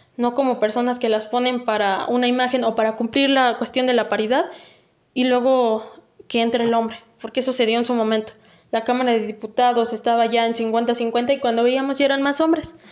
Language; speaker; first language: Spanish; native; Spanish